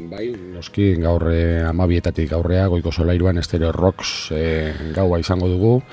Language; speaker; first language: Basque; native; Basque